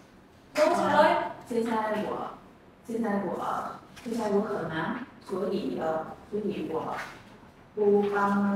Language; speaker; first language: Chinese; non-native, learner; Vietnamese